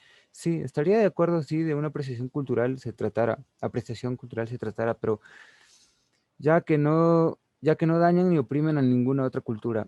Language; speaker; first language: Spanish; native; Spanish